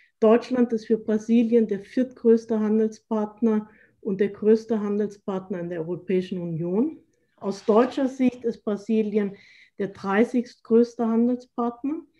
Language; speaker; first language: German; native; German